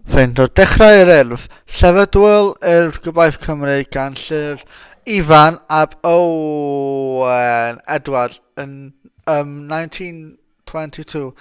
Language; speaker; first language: Welsh; non-native, local second language; English